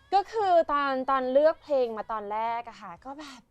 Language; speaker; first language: Thai; non-native, fluent; English